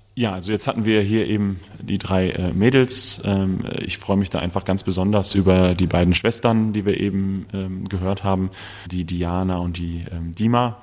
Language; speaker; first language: German; native; German